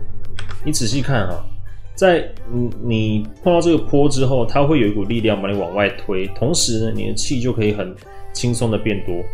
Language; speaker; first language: Chinese; native; Chinese